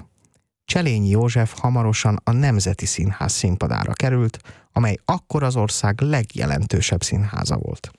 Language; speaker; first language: Hungarian; native; Hungarian